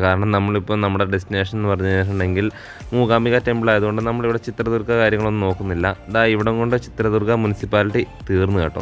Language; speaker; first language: Malayalam; native; Malayalam